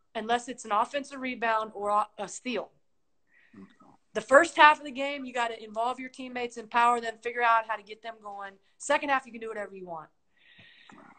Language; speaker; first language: English; native; English